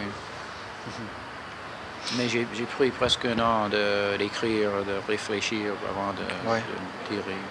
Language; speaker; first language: French; non-native, fluent; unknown